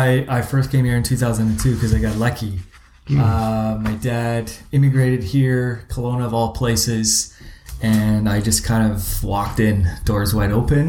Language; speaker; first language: English; native; English